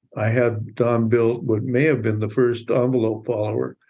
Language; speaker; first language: English; native; English